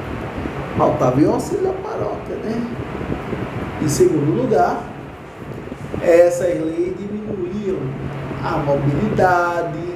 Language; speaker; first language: Portuguese; native; Portuguese